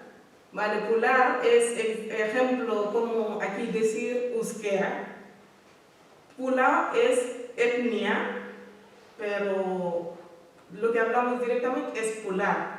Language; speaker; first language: Spanish; non-native, learner; Fula